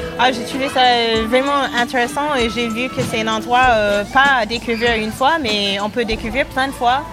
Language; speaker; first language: French; non-native, fluent; English